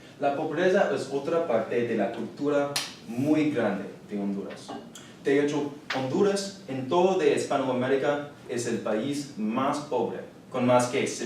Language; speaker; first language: Spanish; non-native, learner; English